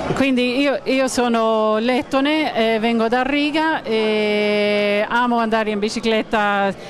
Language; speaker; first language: Italian; native; Italian